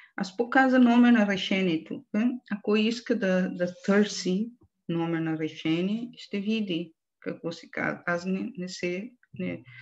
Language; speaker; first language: Bulgarian; non-native, learner; Portuguese